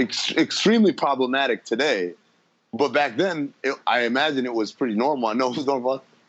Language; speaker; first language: English; native; English